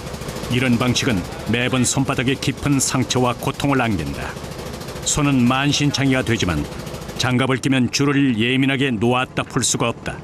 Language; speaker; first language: Korean; native; Korean